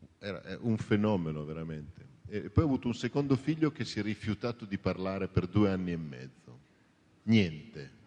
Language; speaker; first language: Italian; native; Italian